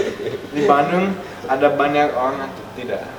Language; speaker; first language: Indonesian; non-native, local second language; English